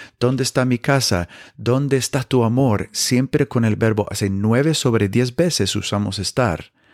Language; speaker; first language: Spanish; non-native, fluent; English